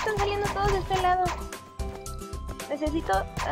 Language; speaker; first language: Spanish; native; Spanish